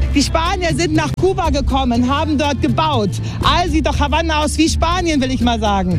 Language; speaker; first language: German; native; German